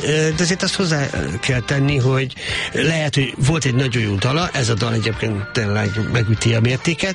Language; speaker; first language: Hungarian; native; Hungarian